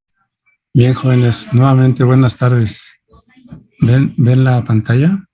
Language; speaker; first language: Spanish; native; Spanish